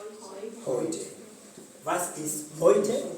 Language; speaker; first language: German; non-native, learner; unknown